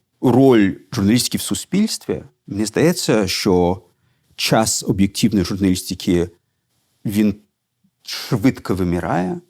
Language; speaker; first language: Ukrainian; non-native, learner; Russian